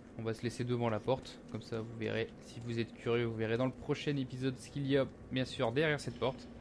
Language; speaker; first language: French; native; French